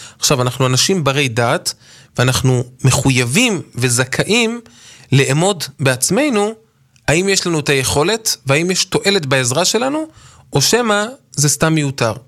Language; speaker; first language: Hebrew; native; Hebrew